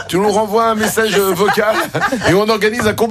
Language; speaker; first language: French; native; French